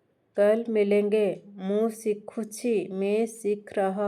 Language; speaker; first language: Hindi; non-native, local second language; Odia